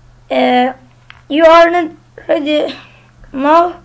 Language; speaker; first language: English; non-native, learner; Turkish